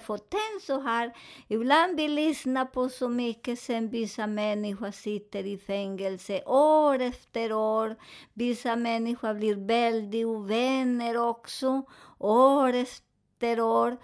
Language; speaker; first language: Swedish; non-native, fluent; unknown